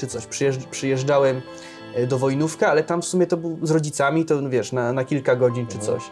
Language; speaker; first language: Polish; native; Polish